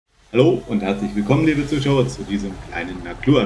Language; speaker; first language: German; native; German